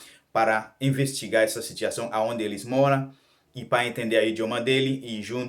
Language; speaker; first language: Portuguese; non-native, learner; Haitian Creole